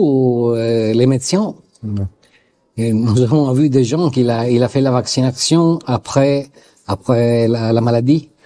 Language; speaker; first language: French; non-native, learner; Italian